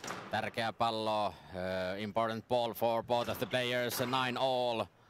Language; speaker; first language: English; non-native, fluent; Finnish